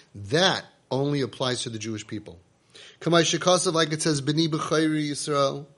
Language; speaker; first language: English; native; English